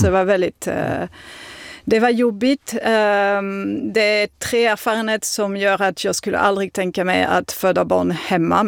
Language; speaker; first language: Swedish; non-native, fluent; French